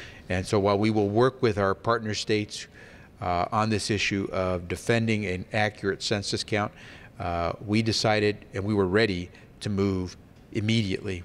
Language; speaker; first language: English; early bilingual, other home language; Spanish